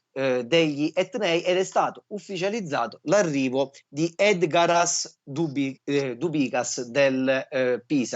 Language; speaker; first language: Italian; native; Italian